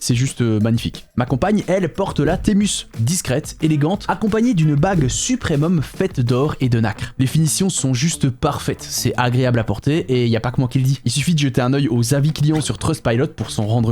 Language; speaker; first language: French; native; French